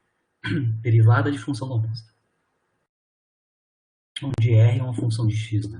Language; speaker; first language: Portuguese; native; Portuguese